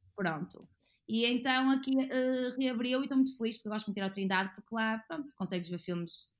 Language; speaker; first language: Portuguese; native; Portuguese